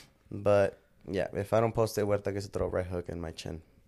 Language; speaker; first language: English; early bilingual, other home language; Spanish